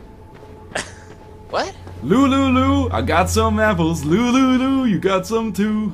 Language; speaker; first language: English; native; English